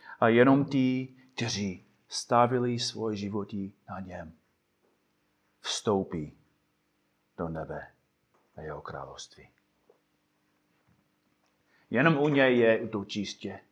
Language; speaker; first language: Czech; non-native, fluent; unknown